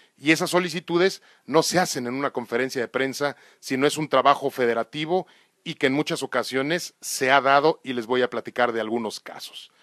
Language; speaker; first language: Spanish; native; Spanish